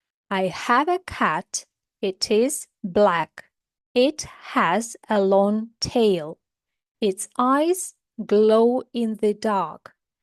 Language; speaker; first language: English; non-native, fluent; Ukrainian